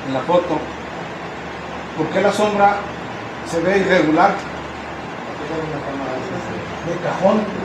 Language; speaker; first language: Spanish; native; Spanish